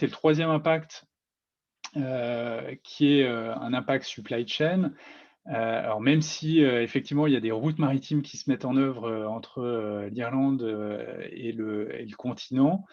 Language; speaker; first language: French; native; French